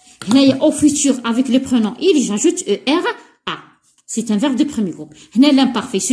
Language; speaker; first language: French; non-native, local second language; Arabic